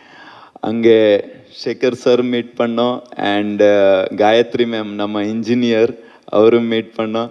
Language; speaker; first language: Tamil; non-native, fluent; Malayalam